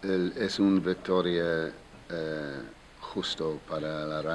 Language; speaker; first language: Spanish; non-native, fluent; English